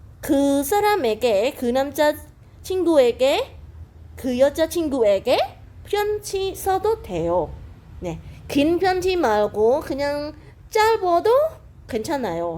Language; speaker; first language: Korean; non-native, fluent; Khmer